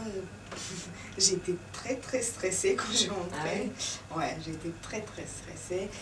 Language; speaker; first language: French; non-native, fluent; Serbian